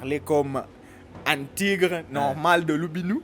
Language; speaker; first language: French; non-native, fluent; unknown